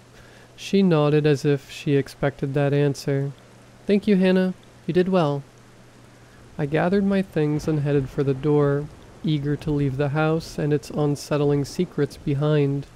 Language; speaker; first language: English; native; English